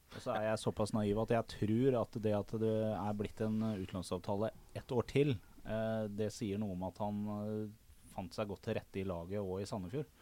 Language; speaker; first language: Norwegian; native; Norwegian